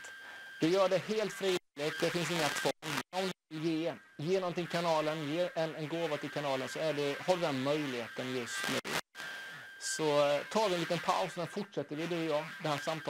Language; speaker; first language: Swedish; native; Swedish